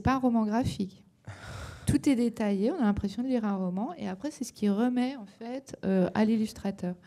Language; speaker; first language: French; native; French